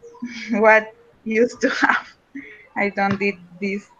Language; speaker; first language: English; non-native, learner; Spanish